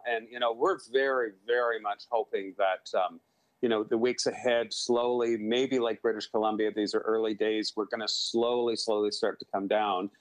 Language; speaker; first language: English; native; English